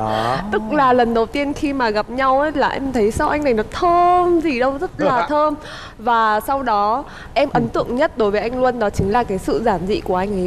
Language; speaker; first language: Vietnamese; native; Vietnamese